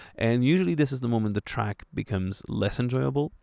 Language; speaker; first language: English; non-native, fluent; French